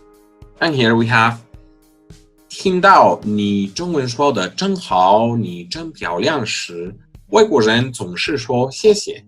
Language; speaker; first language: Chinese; non-native, fluent; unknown